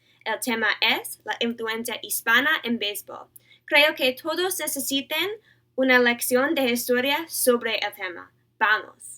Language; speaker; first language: Spanish; non-native, learner; English